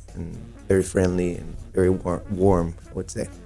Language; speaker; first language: English; non-native, fluent; Spanish